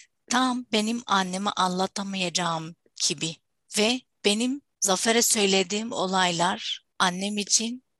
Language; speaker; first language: Turkish; non-native, fluent; Arabic